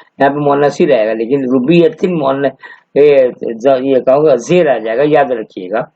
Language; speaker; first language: Urdu; native; Urdu